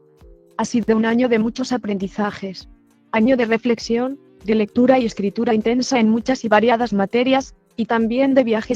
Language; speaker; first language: Spanish; native; Spanish